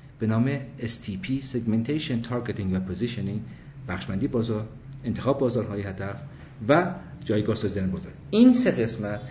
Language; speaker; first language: Persian; early bilingual, other home language; English